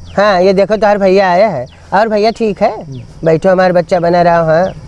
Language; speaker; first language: Hindi; native; Hindi